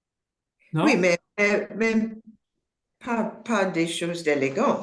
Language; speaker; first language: French; non-native, learner; English